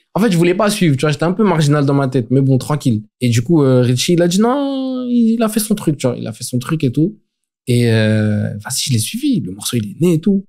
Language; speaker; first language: French; native; French